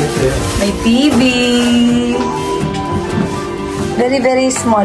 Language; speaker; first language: Filipino; native; Filipino